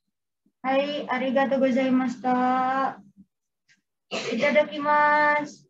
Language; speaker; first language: Japanese; non-native, learner; Indonesian